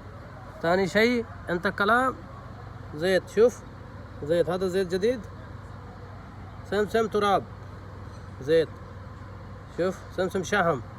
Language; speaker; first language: Arabic; non-native, learner; Urdu